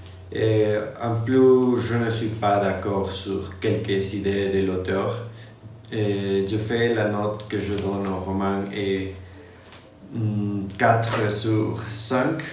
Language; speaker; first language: French; non-native, learner; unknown